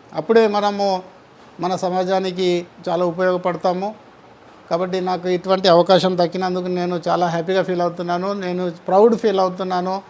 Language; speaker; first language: Telugu; non-native, local second language; Gondi